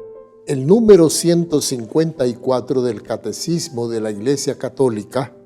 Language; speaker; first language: Spanish; native; Spanish